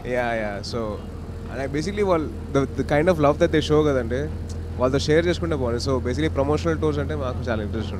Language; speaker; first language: Telugu; native; Telugu